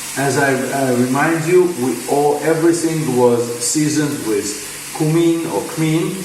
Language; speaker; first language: English; non-native, fluent; Hebrew